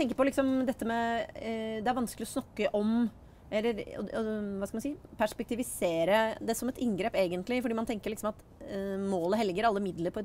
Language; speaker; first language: Norwegian; native; Norwegian